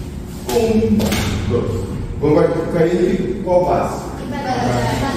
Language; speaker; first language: Portuguese; native; Portuguese